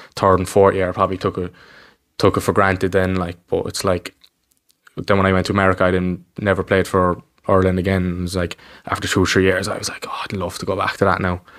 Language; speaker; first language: English; native; English